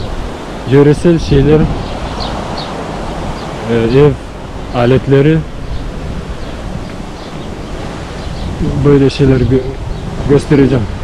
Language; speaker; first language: Turkish; non-native, learner; Bashkir